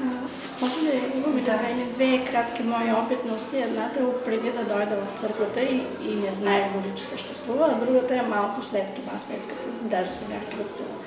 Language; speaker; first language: Bulgarian; native; Bulgarian